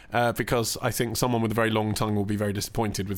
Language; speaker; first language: English; native; English